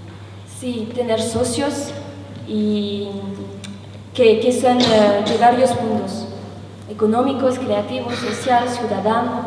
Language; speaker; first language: Spanish; non-native, learner; French